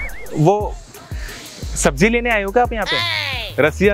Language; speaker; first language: Hindi; native; Hindi